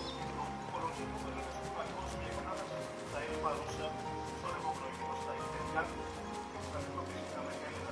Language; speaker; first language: Greek; native; Greek